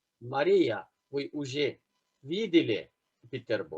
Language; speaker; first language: Russian; non-native, fluent; Turkish